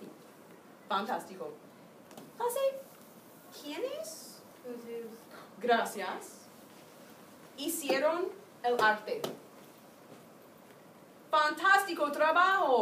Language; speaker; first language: Spanish; non-native, fluent; English